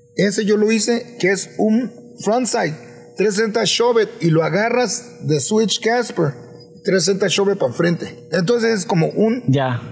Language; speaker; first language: Spanish; early bilingual, heritage; Spanish